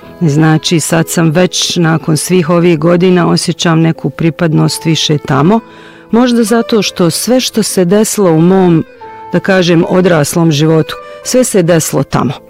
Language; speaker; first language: Bosnian; early bilingual, heritage; Bosnian